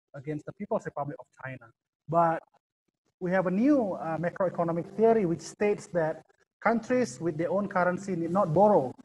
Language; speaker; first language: English; non-native, fluent; Indonesian